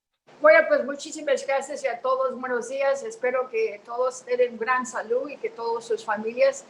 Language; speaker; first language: Spanish; early bilingual, heritage; Spanish